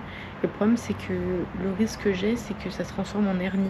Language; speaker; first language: French; native; French